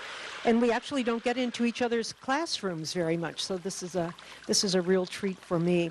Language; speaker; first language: English; native; English